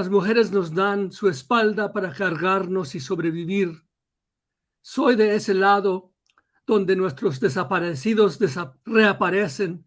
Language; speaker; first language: Spanish; early bilingual, heritage; Spanish